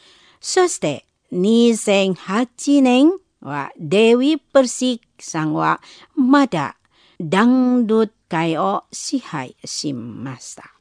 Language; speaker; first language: Japanese; non-native, fluent; Indonesian